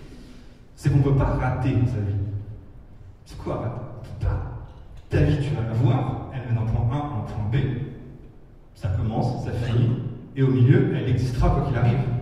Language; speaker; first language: French; native; French